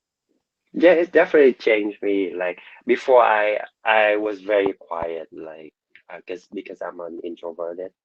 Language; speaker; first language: English; non-native, learner; Vietnamese